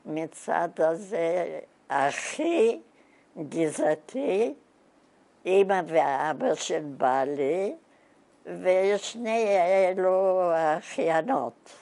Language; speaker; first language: Hebrew; non-native, fluent; Bulgarian